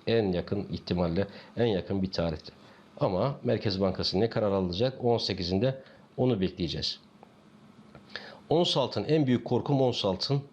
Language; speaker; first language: Turkish; native; Turkish